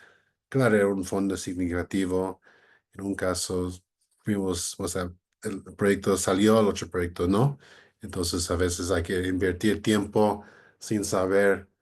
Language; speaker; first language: Spanish; non-native, fluent; English